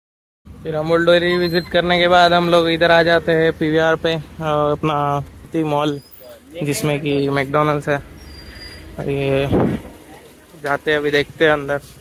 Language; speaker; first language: Hindi; native; Hindi